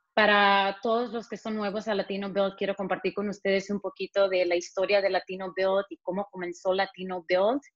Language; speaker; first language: Spanish; early bilingual, heritage; Spanish